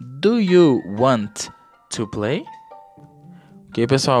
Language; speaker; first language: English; non-native, fluent; Portuguese